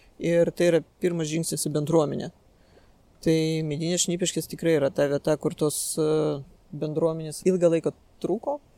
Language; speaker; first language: Lithuanian; non-native, local second language; Russian